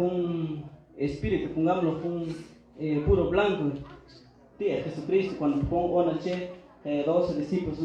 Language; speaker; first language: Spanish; non-native, local second language; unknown